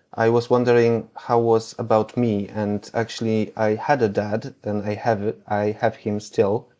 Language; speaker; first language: English; non-native, fluent; Polish